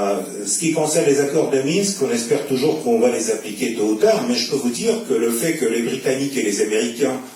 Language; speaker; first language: French; non-native, fluent; Russian